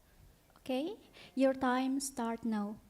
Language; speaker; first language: English; non-native, learner; Indonesian